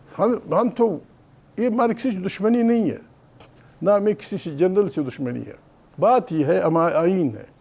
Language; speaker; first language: Urdu; non-native, local second language; Pashto